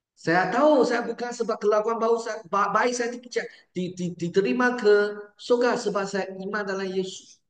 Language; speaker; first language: Malay; non-native, local second language; Chinese